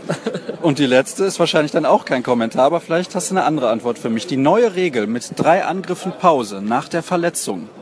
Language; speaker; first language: German; native; German